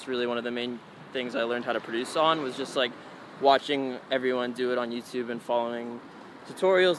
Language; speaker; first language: English; native; English